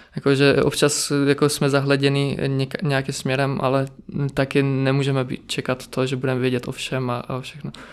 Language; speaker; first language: Czech; early bilingual, other home language; Ukrainian